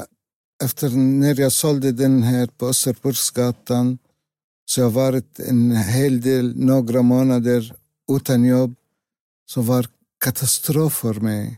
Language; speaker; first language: Swedish; non-native, learner; Arabic